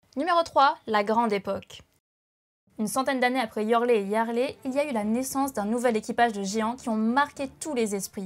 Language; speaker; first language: French; native; French